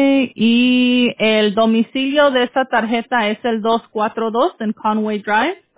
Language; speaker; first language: Spanish; early bilingual, heritage; Spanish